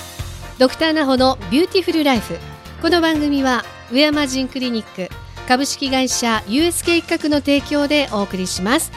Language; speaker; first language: Japanese; native; Japanese